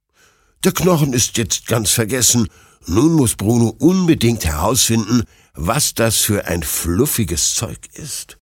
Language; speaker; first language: German; native; German